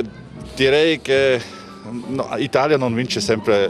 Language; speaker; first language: Italian; non-native, fluent; German